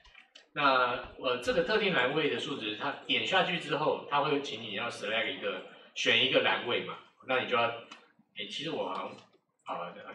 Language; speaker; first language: Chinese; native; Chinese